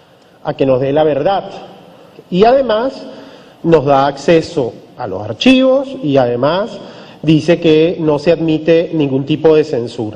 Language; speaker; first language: Spanish; native; Spanish